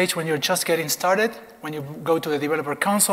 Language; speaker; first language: English; non-native, fluent; Spanish